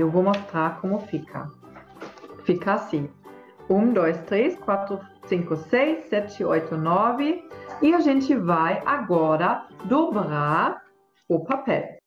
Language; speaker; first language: Portuguese; non-native, fluent; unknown